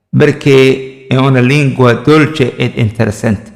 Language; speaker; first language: Italian; non-native, fluent; Somali